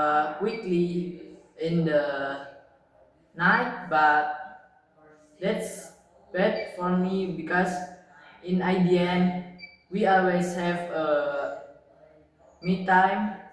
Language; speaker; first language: English; non-native, learner; Indonesian